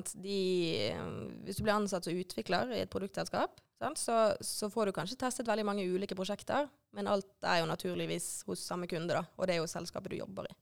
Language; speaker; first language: Norwegian; native; Norwegian